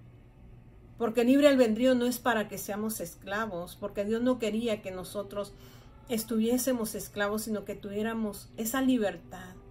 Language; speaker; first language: Spanish; native; Spanish